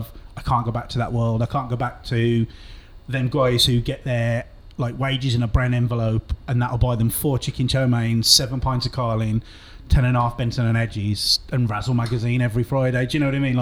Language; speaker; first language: English; native; English